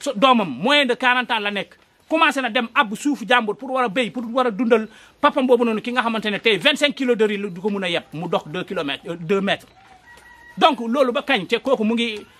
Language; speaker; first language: Wolof; non-native, local second language; Jola-Fonyi